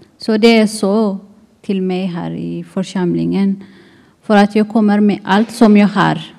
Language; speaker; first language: Swedish; non-native, learner; Tigrinya